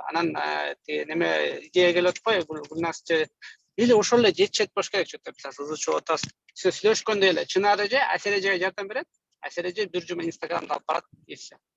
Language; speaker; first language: Kyrgyz; native; Kyrgyz